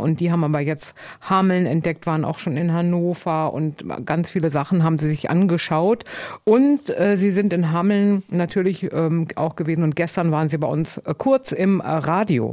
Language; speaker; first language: German; native; German